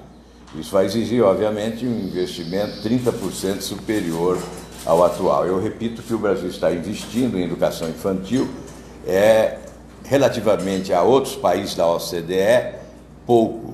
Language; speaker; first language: Portuguese; native; Portuguese